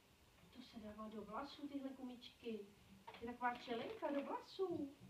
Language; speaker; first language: Czech; native; Czech